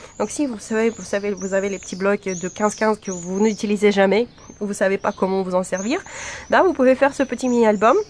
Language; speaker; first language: French; non-native, fluent; Russian